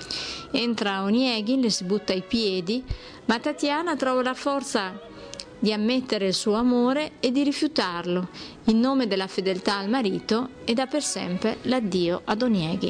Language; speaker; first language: Italian; native; Italian